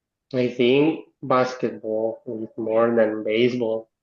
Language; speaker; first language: English; non-native, learner; Spanish